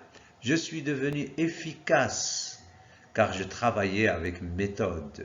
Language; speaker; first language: French; non-native, local second language; Arabic